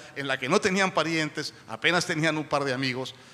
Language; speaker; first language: Spanish; native; Spanish